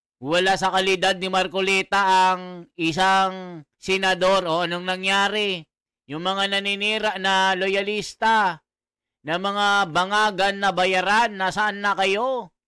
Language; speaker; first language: Filipino; native; Filipino